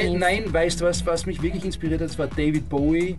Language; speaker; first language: German; native; German